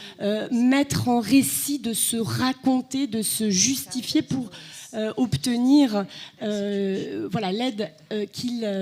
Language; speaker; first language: French; native; French